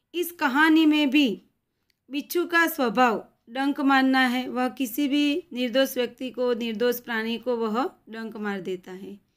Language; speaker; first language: Hindi; non-native, local second language; Gujarati